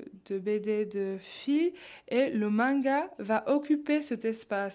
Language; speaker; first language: French; non-native, fluent; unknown